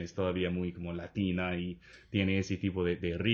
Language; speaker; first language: Spanish; non-native, fluent; English